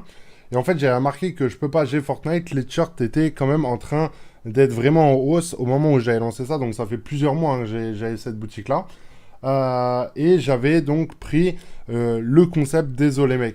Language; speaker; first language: French; native; French